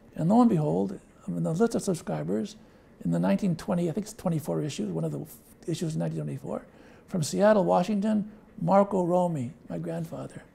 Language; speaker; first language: English; native; English